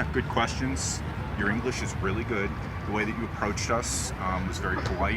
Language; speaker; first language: English; native; English